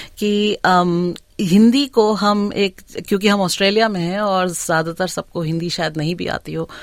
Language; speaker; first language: Hindi; native; Hindi